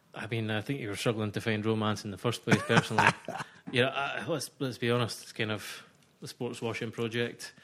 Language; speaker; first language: English; native; English